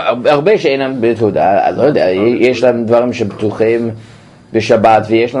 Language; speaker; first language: Hebrew; non-native, fluent; English